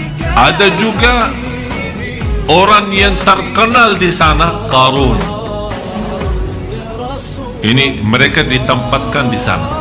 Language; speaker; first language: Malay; non-native, fluent; Arabic